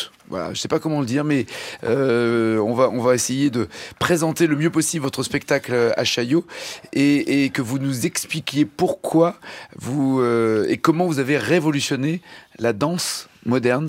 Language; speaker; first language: French; native; French